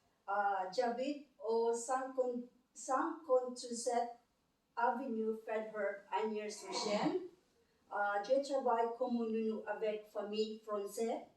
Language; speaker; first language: French; non-native, learner; Filipino